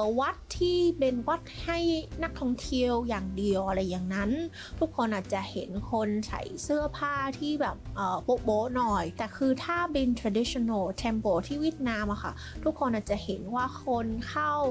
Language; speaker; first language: Thai; non-native, fluent; Vietnamese